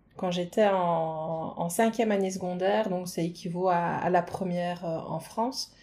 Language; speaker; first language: French; native; French